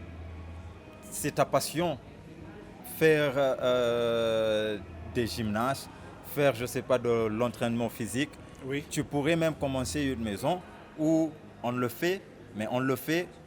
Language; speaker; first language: French; non-native, fluent; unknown